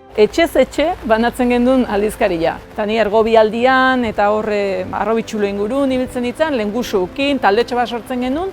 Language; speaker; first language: Basque; native; Basque